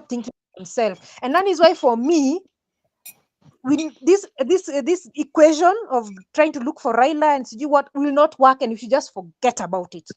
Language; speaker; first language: English; non-native, local second language; Swahili